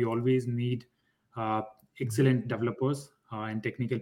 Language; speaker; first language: English; non-native, local second language; Hindi